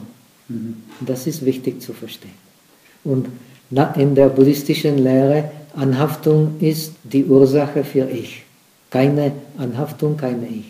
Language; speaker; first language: German; non-native, fluent; Czech